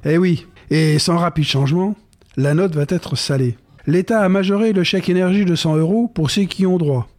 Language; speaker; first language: French; native; French